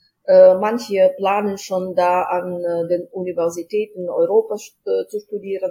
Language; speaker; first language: German; non-native, fluent; Ukrainian